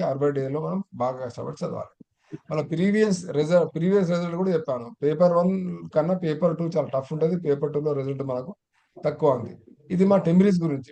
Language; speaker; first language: Telugu; non-native, local second language; Urdu